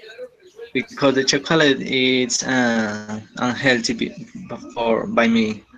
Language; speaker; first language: English; non-native, learner; Spanish